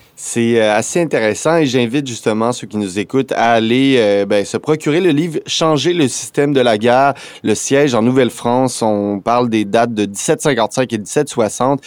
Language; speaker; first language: French; native; French